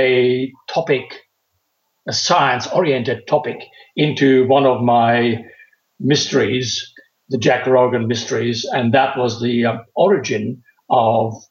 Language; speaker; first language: English; non-native, fluent; German